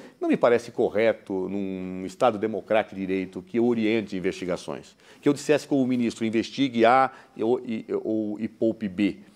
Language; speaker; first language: Portuguese; native; Portuguese